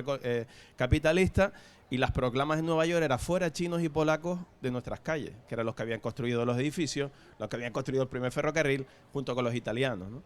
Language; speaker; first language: Spanish; native; Spanish